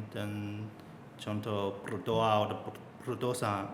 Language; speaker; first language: Indonesian; non-native, learner; Chinese